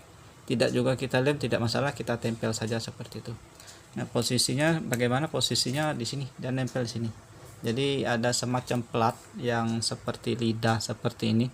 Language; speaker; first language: Indonesian; native; Indonesian